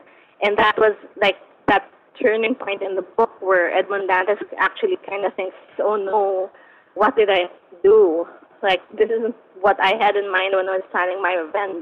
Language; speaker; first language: English; non-native, local second language; Filipino